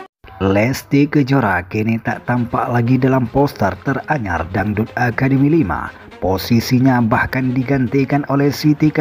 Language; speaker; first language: Indonesian; native; Indonesian